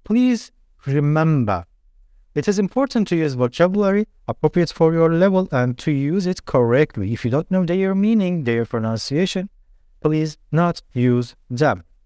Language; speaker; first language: English; non-native, fluent; Turkish